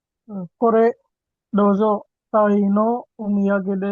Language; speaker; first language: Japanese; non-native, learner; Indonesian